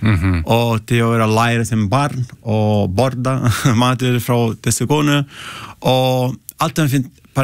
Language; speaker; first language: Icelandic; non-native, learner; Italian